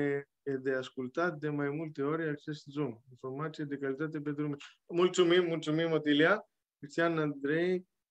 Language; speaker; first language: Romanian; non-native, learner; Greek